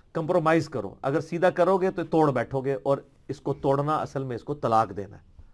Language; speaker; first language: Urdu; non-native, local second language; Punjabi